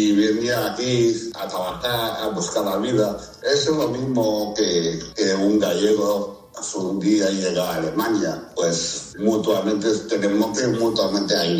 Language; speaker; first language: Spanish; non-native, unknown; Chinese